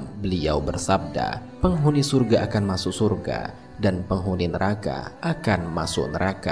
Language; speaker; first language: Indonesian; native; Indonesian